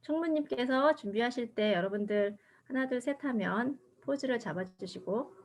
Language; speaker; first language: Korean; native; Korean